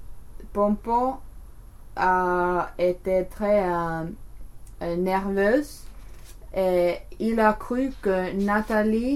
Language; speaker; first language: French; non-native, learner; English